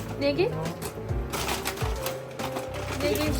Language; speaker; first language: Korean; non-native, learner; French